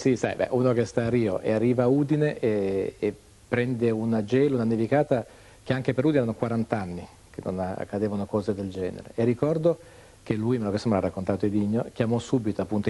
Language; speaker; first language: Italian; native; Italian